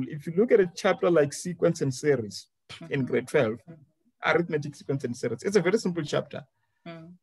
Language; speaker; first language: English; non-native, local second language; Venda